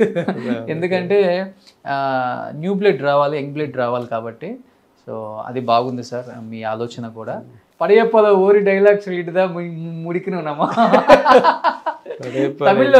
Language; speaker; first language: Telugu; native; Telugu